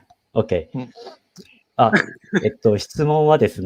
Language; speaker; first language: Japanese; non-native, fluent; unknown